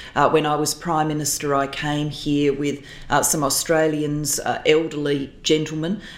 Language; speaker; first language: English; native; English